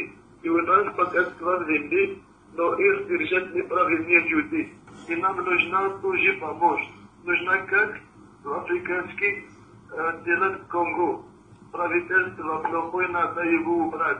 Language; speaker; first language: Russian; non-native, learner; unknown